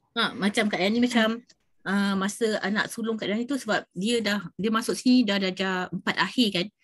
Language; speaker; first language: Malay; native; Malay